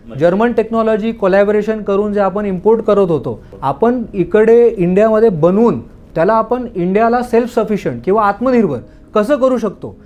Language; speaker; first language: Marathi; non-native, local second language; Gujarati